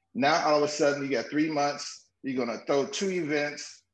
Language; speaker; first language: English; native; English